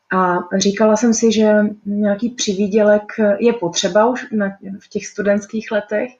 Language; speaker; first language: Czech; native; Czech